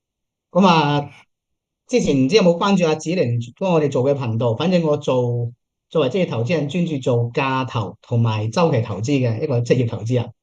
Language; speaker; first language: Cantonese; native; Cantonese